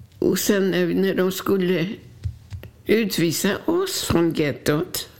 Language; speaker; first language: Swedish; non-native, fluent; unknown